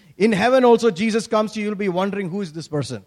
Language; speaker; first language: English; non-native, local second language; Malayalam